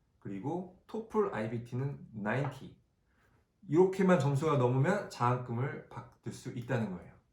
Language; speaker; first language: Korean; native; Korean